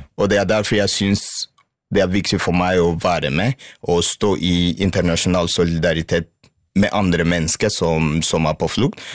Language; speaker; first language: Norwegian; non-native, fluent; Swahili